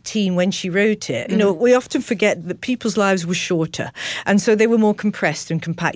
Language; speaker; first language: English; native; English